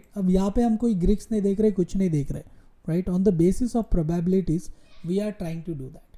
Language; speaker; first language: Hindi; native; Hindi